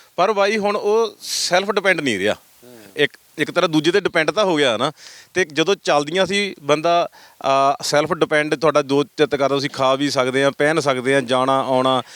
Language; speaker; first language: Punjabi; native; Punjabi